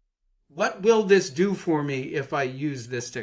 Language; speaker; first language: English; native; English